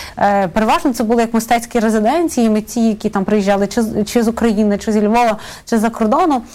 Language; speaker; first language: Ukrainian; native; Ukrainian